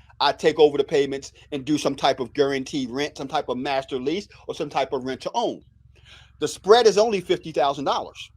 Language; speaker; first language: English; native; English